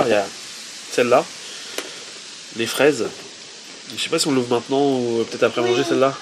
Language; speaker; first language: French; native; French